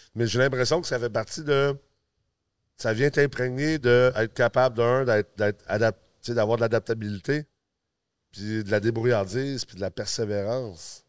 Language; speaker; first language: French; early bilingual, other home language; English